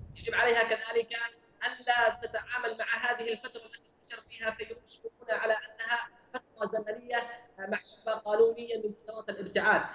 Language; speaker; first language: Arabic; native; Arabic